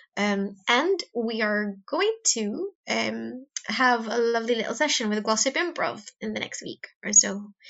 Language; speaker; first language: English; non-native, local second language; Cebuano